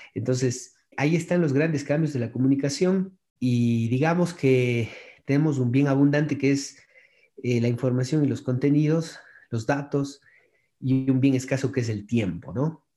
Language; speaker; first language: Spanish; native; Spanish